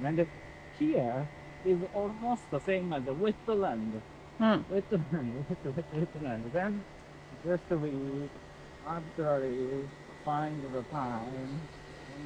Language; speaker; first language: English; non-native, learner; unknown